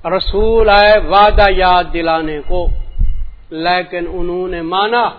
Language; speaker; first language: Urdu; non-native, local second language; Saraiki